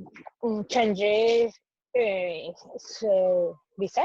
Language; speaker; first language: French; non-native, learner; Spanish